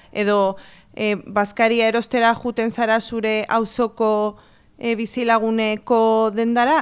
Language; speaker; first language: Basque; non-native, local second language; Spanish